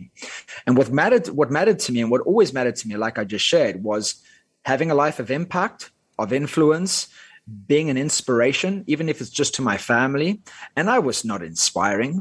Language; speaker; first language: English; non-native, local second language; Afrikaans